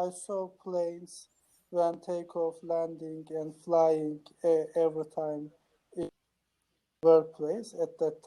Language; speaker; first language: English; non-native, learner; Turkish